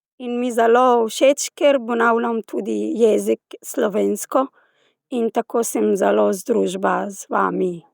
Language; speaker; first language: Slovenian; non-native, learner; Arabic